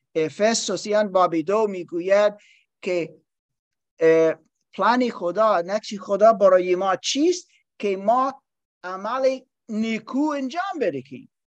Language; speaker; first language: Persian; non-native, learner; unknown